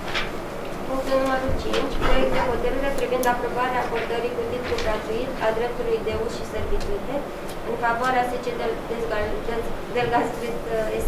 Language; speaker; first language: Romanian; native; Romanian